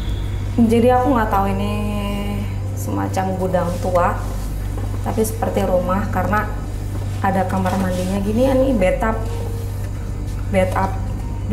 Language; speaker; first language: Indonesian; native; Indonesian